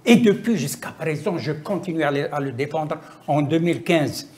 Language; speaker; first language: French; non-native, local second language; Arabic